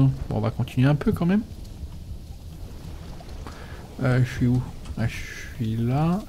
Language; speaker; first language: French; native; French